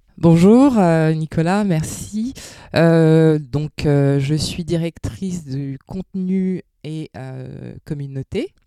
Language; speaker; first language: French; native; French